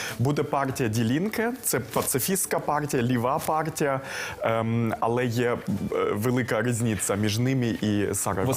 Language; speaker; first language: Ukrainian; early bilingual, heritage; Ukrainian